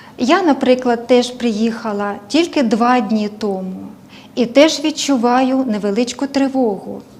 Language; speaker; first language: Ukrainian; native; Ukrainian